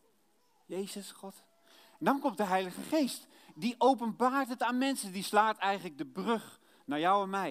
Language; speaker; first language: Dutch; native; Dutch